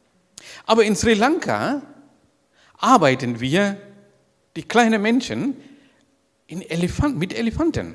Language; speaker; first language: German; non-native, learner; Sinhala